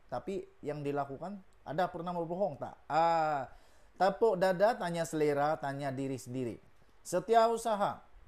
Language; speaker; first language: Malay; native; Malay